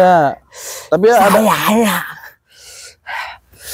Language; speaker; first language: Indonesian; non-native, local second language; Sundanese